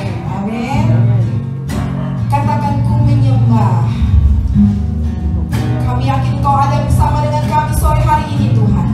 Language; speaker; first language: Indonesian; native; Indonesian